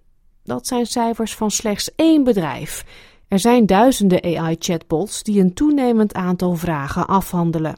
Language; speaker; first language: Dutch; native; Dutch